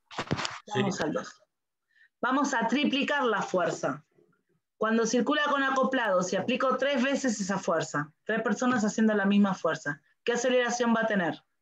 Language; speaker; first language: Spanish; native; Spanish